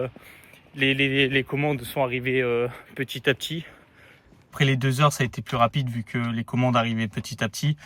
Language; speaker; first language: French; native; French